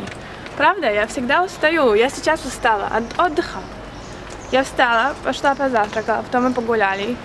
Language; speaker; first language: Russian; early bilingual, heritage; Russian